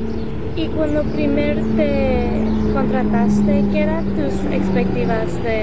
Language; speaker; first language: Spanish; early bilingual, heritage; Spanish